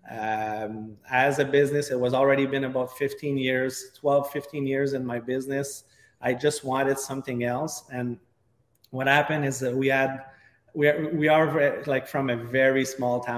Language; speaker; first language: English; non-native, fluent; French